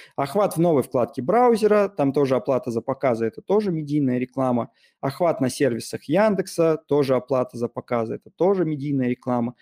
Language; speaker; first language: Russian; native; Russian